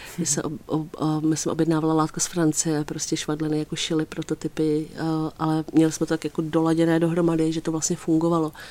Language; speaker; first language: Czech; native; Czech